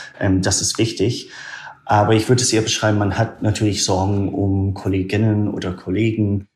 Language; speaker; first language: German; non-native, fluent; English